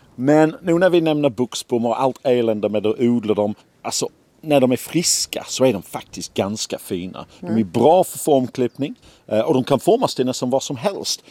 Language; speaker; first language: Swedish; non-native, fluent; English